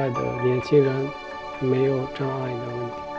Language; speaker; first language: Chinese; non-native, learner; Arabic